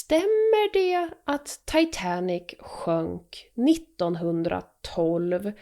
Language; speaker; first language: Swedish; native; Swedish